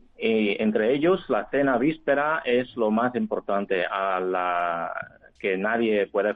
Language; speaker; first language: Spanish; non-native, fluent; Chinese